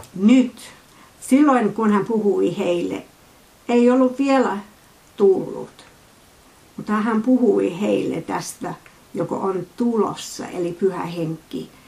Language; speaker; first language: Finnish; non-native, fluent; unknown